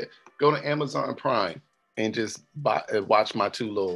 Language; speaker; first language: English; native; English